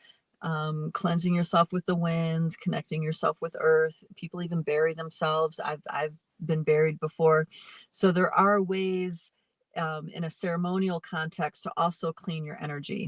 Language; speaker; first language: English; native; English